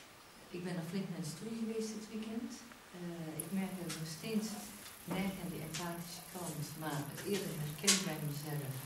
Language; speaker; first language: Dutch; native; Dutch